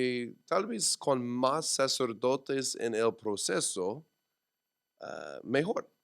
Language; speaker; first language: Spanish; non-native, learner; English